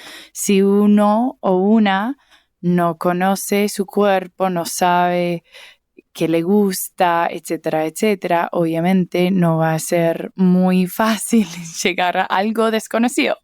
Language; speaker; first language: Spanish; early bilingual, heritage; English